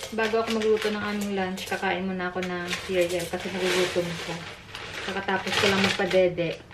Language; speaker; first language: Filipino; non-native, local second language; Hiligaynon